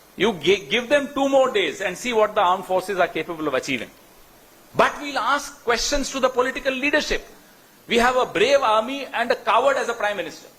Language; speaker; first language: English; non-native, local second language; Hindi